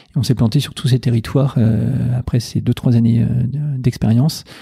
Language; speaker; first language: French; native; French